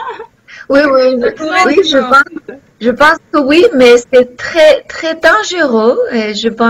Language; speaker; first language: French; non-native, learner; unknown